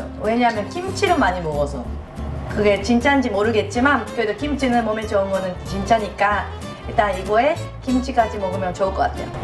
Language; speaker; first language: Korean; non-native, fluent; Japanese